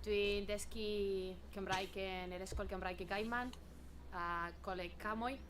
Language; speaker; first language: Welsh; non-native, learner; Spanish